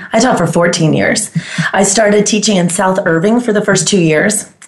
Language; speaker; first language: English; non-native, fluent; Greek